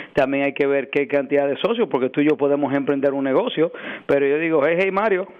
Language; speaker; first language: Spanish; early bilingual, heritage; Spanish